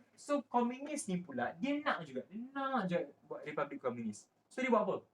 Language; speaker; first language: Malay; native; Malay